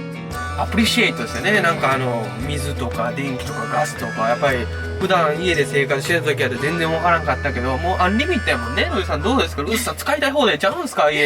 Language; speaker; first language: Japanese; native; Japanese